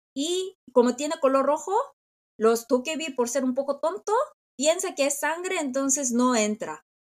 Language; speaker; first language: Spanish; non-native, fluent; Korean